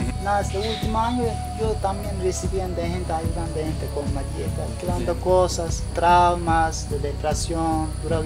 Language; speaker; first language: Spanish; non-native, learner; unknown